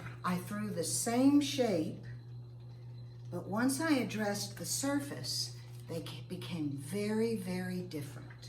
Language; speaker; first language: English; native; English